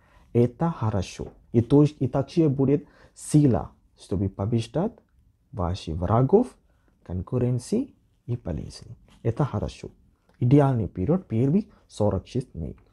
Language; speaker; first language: Russian; non-native, learner; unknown